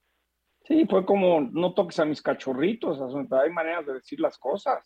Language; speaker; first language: Spanish; native; Spanish